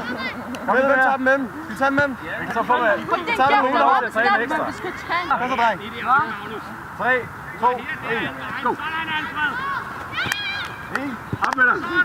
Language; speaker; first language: Danish; native; Danish